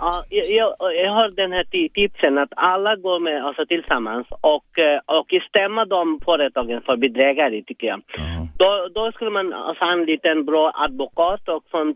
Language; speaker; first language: Swedish; non-native, fluent; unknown